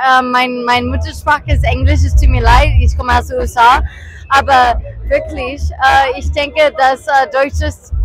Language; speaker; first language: German; non-native, learner; English